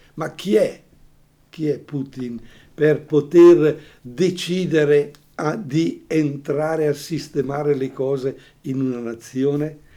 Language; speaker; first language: Italian; native; Italian